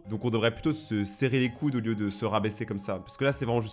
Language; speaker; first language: French; native; French